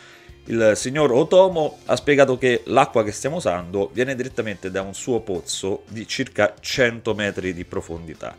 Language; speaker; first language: Italian; native; Italian